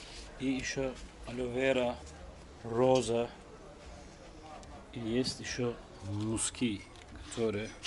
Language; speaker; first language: Russian; non-native, learner; Turkish